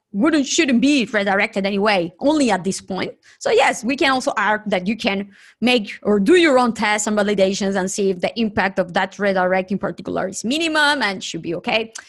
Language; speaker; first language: English; non-native, fluent; Spanish